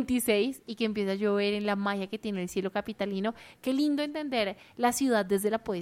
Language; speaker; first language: Spanish; native; Spanish